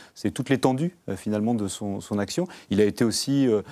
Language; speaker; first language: French; native; French